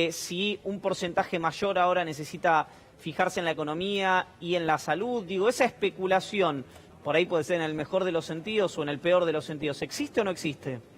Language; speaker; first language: Spanish; native; Spanish